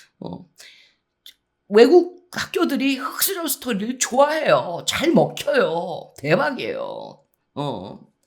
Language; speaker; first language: Korean; early bilingual, heritage; Korean